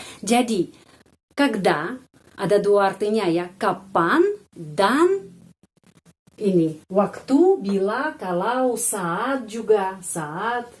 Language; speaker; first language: Indonesian; non-native, fluent; Russian